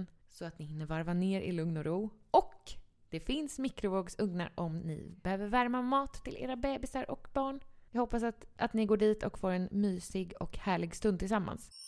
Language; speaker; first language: Swedish; native; Swedish